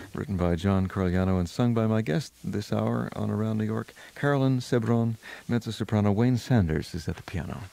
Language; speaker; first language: English; native; English